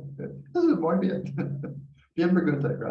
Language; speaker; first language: Spanish; non-native, learner; English